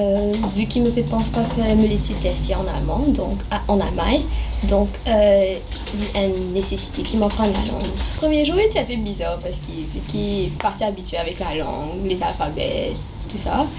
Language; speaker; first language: French; non-native, local second language; Morisyen